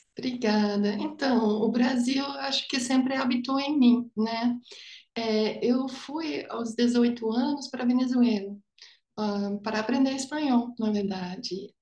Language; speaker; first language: Portuguese; non-native, fluent; German